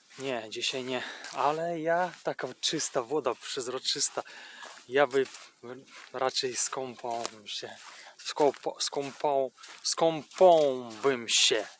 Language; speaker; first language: Polish; non-native, fluent; Russian